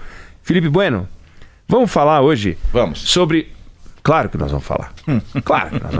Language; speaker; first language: Portuguese; native; Portuguese